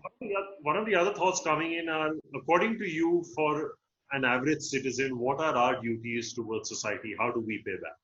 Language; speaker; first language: English; non-native, local second language; Hindi